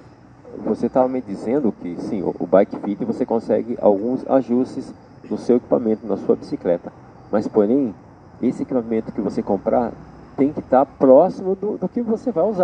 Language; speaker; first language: Portuguese; native; Portuguese